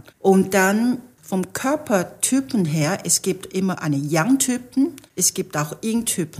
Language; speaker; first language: German; non-native, fluent; Chinese